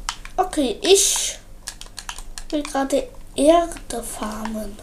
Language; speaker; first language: German; native; German